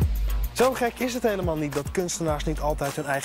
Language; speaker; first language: Dutch; native; Dutch